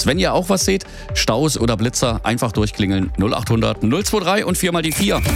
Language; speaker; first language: German; native; German